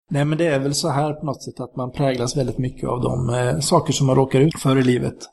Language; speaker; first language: Swedish; native; Swedish